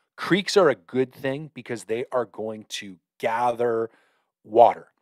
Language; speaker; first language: English; native; English